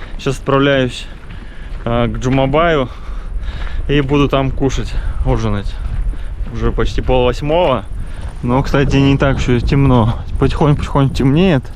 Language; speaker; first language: Russian; native; Russian